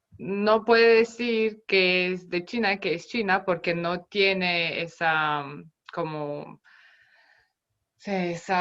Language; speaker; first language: Spanish; non-native, fluent; Romanian